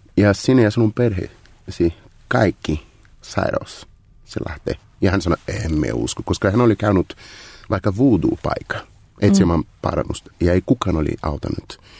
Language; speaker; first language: Finnish; non-native, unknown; Portuguese